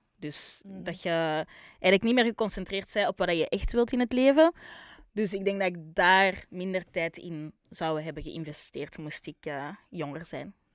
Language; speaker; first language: Dutch; native; Dutch